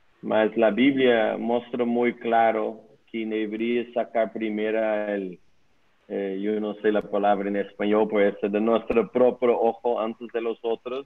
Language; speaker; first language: Spanish; non-native, learner; Dutch